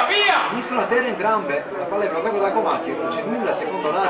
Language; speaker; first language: Italian; native; Italian